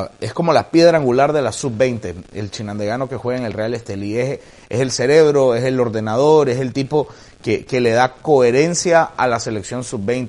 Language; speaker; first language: Spanish; native; Spanish